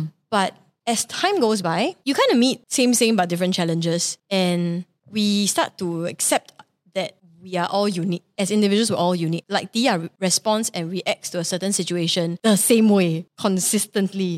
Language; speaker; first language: English; non-native, local second language; Chinese